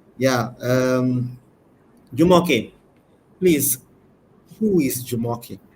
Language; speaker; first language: English; non-native, learner; Portuguese